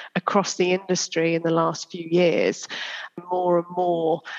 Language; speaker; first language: English; native; English